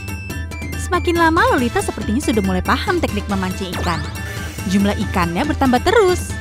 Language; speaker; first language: Indonesian; native; Indonesian